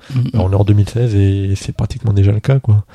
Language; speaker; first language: French; native; French